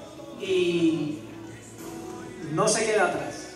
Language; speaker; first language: Spanish; native; Spanish